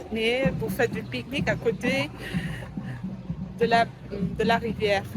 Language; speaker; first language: French; non-native, learner; Vietnamese